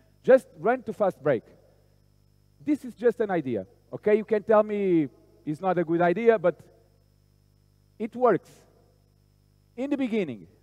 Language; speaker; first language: English; non-native, fluent; Portuguese